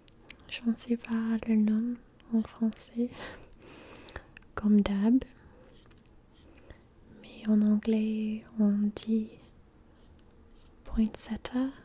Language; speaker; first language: French; non-native, learner; English